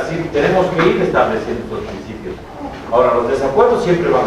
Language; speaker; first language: Spanish; native; Spanish